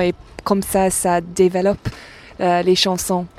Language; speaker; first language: French; non-native, fluent; English